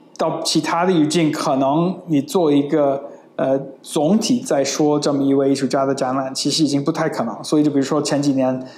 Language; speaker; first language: Chinese; non-native, fluent; English